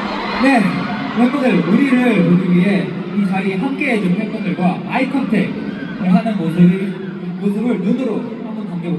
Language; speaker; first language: Korean; non-native, learner; Filipino